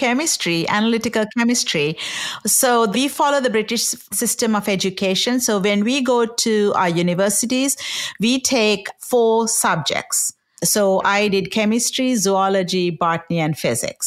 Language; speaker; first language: English; non-native, local second language; Sinhala